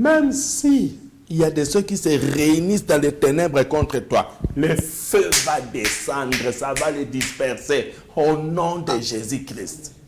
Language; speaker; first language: French; non-native, local second language; Lingala